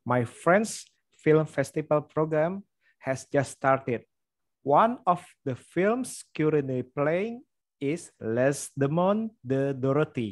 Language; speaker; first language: English; non-native, learner; Indonesian